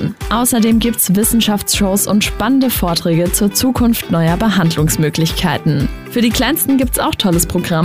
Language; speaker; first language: German; native; German